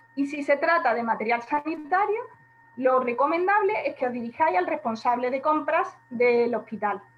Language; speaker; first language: Spanish; native; Spanish